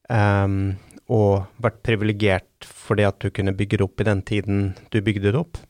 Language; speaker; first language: Norwegian; native; Norwegian